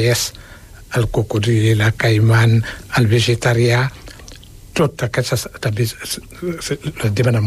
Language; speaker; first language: Catalan; non-native, fluent; Wolof